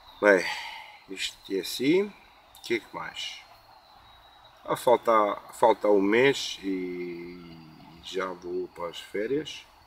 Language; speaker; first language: Portuguese; non-native, learner; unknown